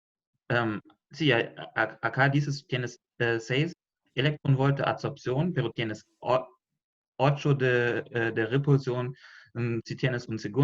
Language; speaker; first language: Spanish; non-native, fluent; German